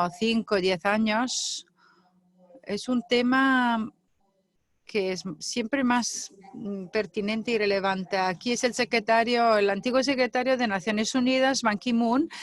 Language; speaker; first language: Spanish; non-native, fluent; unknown